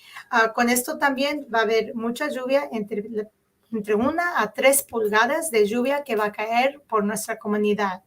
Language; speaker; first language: Spanish; early bilingual, heritage; Spanish